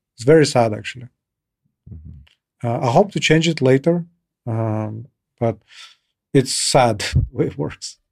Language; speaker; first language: English; non-native, fluent; Kyrgyz